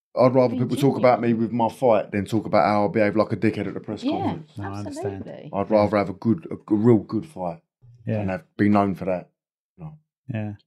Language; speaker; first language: English; native; English